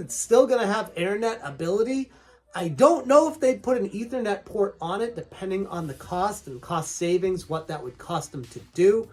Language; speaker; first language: English; native; English